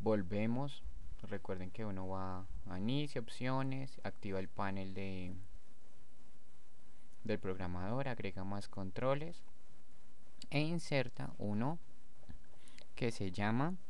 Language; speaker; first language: Spanish; native; Spanish